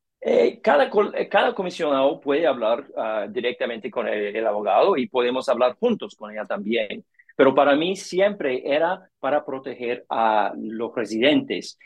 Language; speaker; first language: Spanish; non-native, learner; English